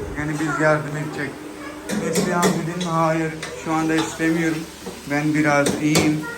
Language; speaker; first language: Turkish; non-native, learner; Urdu